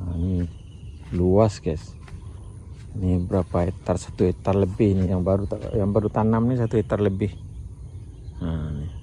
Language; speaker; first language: Malay; native; Malay